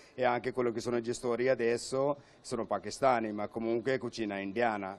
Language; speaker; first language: Italian; non-native, fluent; Urdu